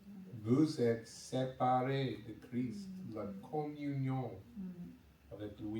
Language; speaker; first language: French; non-native, learner; English